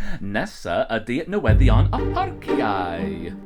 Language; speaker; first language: Welsh; non-native, learner; English